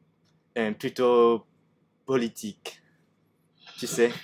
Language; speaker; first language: French; non-native, learner; Cantonese